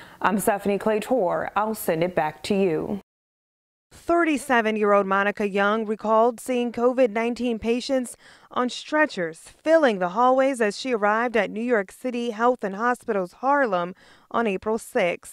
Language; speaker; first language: English; native; English